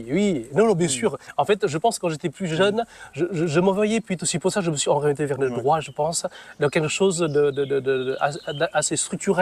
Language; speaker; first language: French; non-native, fluent; Vietnamese